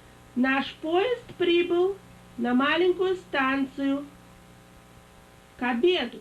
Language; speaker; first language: Russian; native; Russian